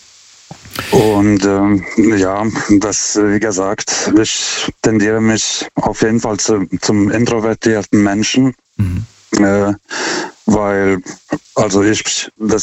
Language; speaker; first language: German; non-native, fluent; Lithuanian